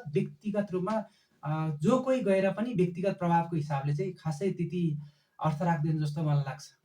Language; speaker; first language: Nepali; non-native, local second language; Eastern Tamang